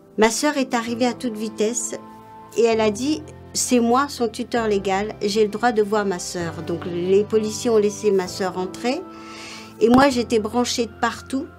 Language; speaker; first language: French; non-native, local second language; Morisyen